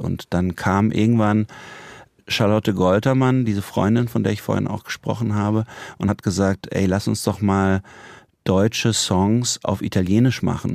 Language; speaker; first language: German; native; German